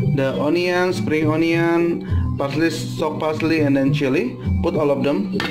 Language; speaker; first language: English; non-native, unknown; Indonesian